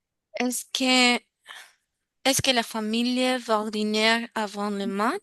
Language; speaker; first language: French; non-native, learner; Spanish